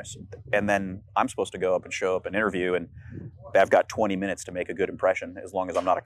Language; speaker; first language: English; native; English